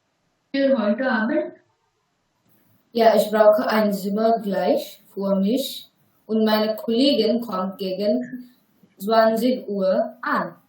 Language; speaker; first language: German; non-native, learner; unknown